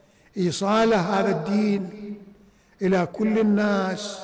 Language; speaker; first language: Arabic; native; Arabic